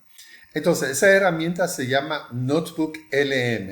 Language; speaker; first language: Spanish; non-native, fluent; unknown